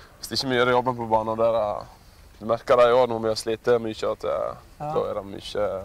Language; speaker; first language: Norwegian; native; Norwegian